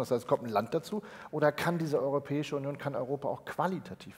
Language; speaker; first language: German; native; German